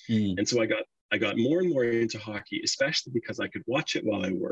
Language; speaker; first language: English; native; English